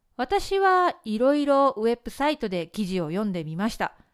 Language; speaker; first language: Japanese; native; Japanese